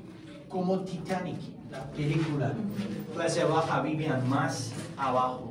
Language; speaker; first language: Spanish; non-native, fluent; Turkish